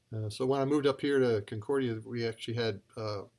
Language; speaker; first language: English; native; English